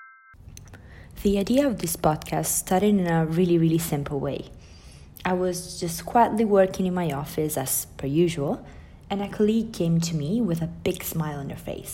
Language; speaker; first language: English; non-native, fluent; Italian